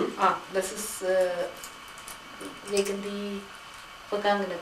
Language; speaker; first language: German; non-native, fluent; Gujarati